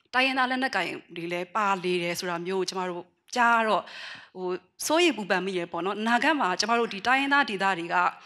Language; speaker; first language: Burmese; non-native, local second language; Kachin